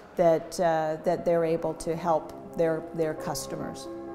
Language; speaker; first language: English; native; English